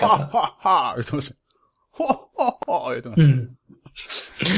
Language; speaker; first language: Japanese; native; Japanese